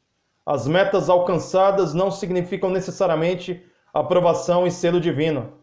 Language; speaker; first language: Portuguese; native; Portuguese